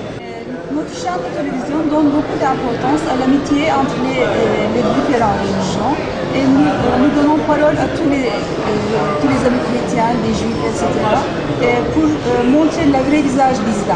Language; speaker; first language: French; non-native, fluent; Turkish